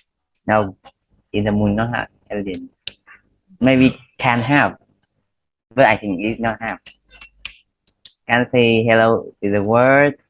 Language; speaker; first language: English; non-native, learner; Vietnamese